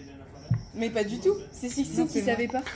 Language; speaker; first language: French; native; French